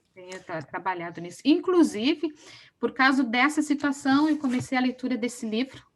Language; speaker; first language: Portuguese; native; Portuguese